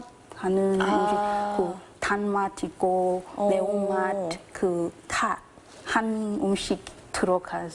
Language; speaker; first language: Korean; non-native, learner; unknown